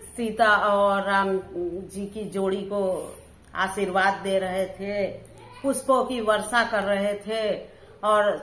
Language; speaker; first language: Hindi; native; Hindi